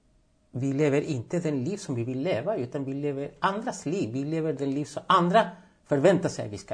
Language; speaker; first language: Swedish; non-native, fluent; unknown